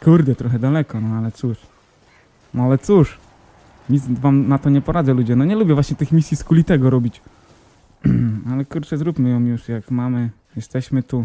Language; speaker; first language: Polish; native; Polish